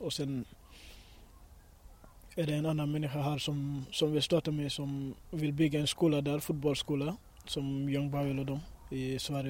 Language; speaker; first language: Swedish; early bilingual, other home language; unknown